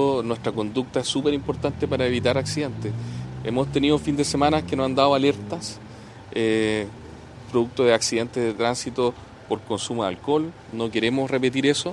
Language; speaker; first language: Spanish; native; Spanish